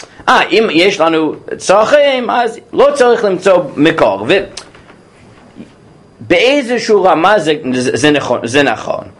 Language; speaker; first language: Hebrew; non-native, fluent; English